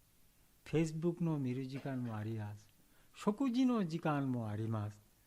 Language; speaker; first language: Japanese; non-native, learner; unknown